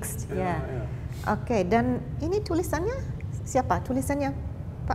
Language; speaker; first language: Indonesian; non-native, fluent; English